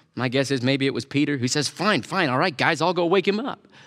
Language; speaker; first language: English; native; English